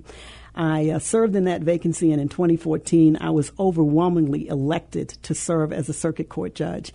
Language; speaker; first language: English; native; English